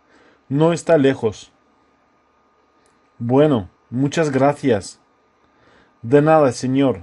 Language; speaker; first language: Spanish; non-native, fluent; Russian